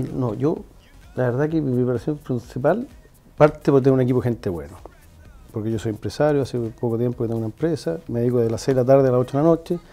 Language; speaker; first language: Spanish; native; Spanish